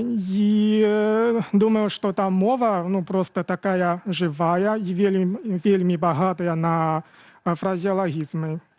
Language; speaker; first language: Belarusian; non-native, fluent; Chinese